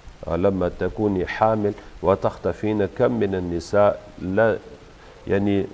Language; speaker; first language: Arabic; native; Arabic